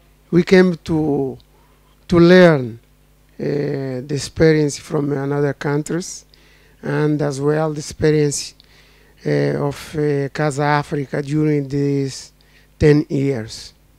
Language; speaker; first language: English; non-native, learner; Portuguese